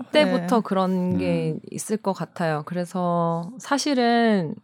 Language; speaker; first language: Korean; native; Korean